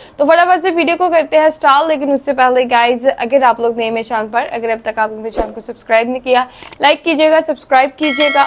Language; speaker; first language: Urdu; native; Urdu